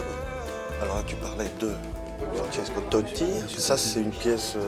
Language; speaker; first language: French; native; French